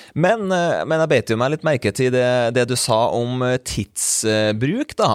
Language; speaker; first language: Norwegian; native; Norwegian